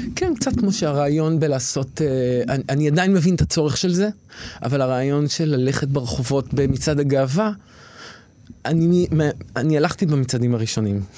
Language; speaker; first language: Hebrew; native; Hebrew